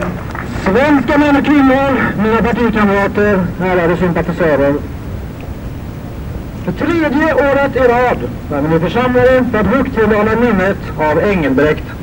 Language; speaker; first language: Swedish; native; Swedish